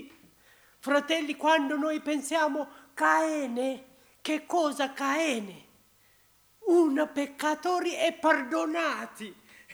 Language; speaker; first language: Italian; non-native, learner; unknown